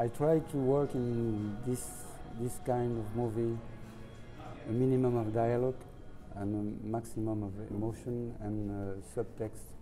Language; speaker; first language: English; non-native, learner; French